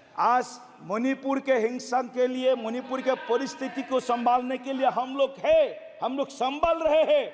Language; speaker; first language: Hindi; non-native, local second language; Assamese